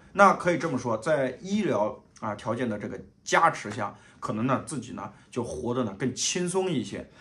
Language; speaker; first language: Chinese; native; Chinese